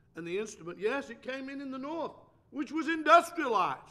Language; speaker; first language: English; native; English